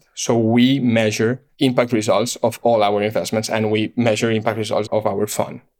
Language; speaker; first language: English; non-native, fluent; Catalan